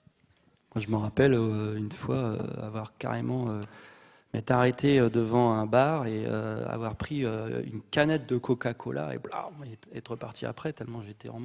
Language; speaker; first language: French; native; French